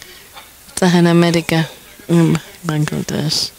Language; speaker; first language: Spanish; non-native, fluent; English